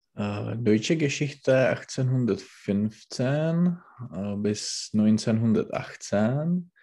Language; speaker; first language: German; non-native, learner; Czech